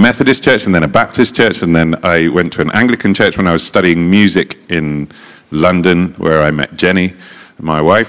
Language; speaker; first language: English; native; English